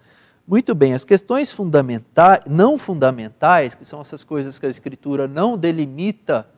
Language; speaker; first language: Portuguese; native; Portuguese